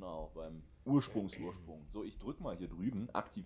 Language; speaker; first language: German; native; German